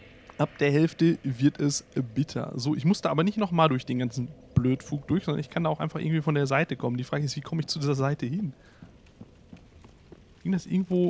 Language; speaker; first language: German; native; German